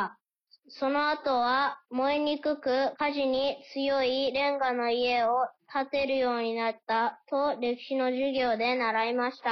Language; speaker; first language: Japanese; early bilingual, heritage; Japanese